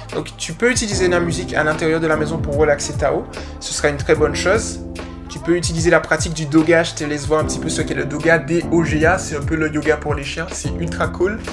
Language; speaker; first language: French; native; French